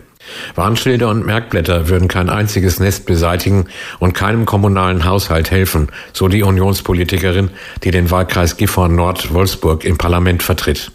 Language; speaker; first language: German; native; German